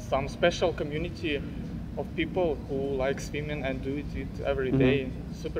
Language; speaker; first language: English; non-native, learner; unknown